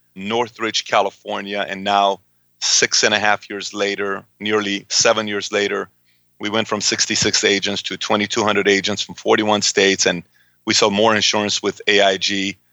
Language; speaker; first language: English; early bilingual, other home language; Persian